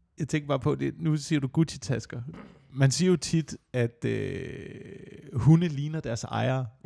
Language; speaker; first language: Danish; native; Danish